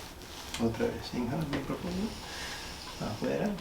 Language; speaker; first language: Spanish; early bilingual, heritage; Spanish